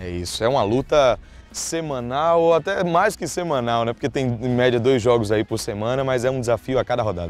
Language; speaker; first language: Portuguese; native; Portuguese